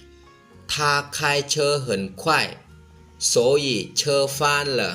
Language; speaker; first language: Chinese; non-native, fluent; Lao